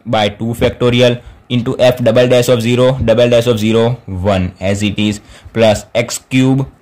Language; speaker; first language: Hindi; non-native, local second language; Gujarati